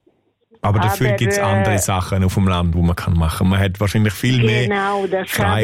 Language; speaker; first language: German; native; German